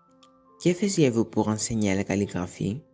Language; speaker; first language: French; non-native, learner; Greek